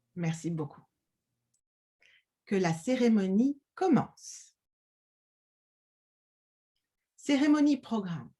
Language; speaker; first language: French; native; French